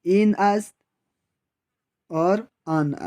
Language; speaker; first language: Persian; non-native, fluent; Urdu